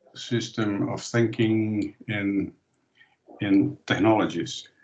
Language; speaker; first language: English; non-native, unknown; Dutch